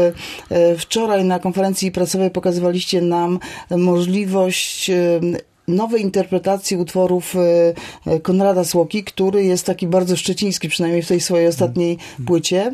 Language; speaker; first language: Polish; native; Polish